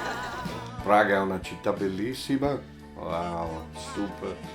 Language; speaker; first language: Italian; non-native, learner; German